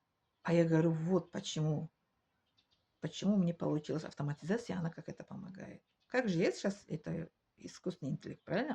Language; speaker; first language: Russian; non-native, learner; Tajik